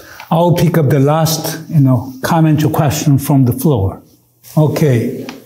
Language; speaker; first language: English; non-native, fluent; Korean